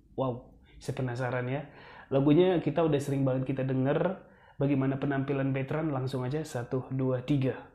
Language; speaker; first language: Indonesian; native; Indonesian